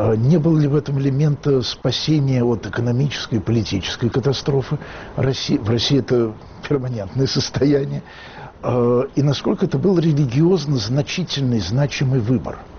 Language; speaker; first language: Russian; native; Russian